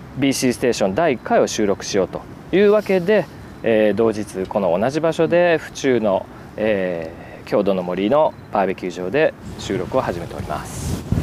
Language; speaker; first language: Japanese; native; Japanese